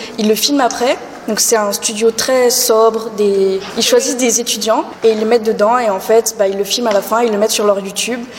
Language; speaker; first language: French; native; French